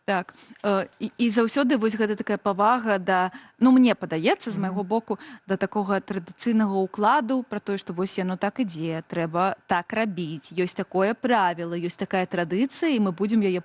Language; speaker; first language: Belarusian; native; Belarusian